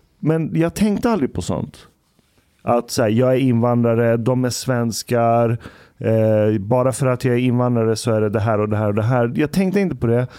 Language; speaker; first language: Swedish; early bilingual, other home language; Persian